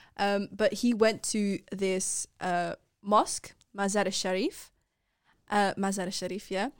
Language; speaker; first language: English; non-native, fluent; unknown